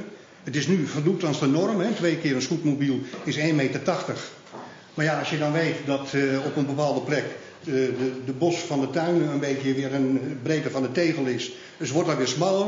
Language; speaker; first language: Dutch; native; Dutch